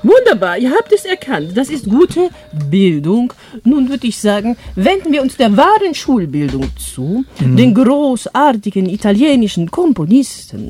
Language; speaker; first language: German; native; German